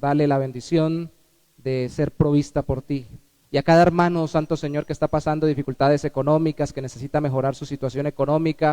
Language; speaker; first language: Spanish; native; Spanish